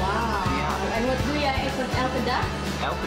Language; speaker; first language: Dutch; non-native, learner; Indonesian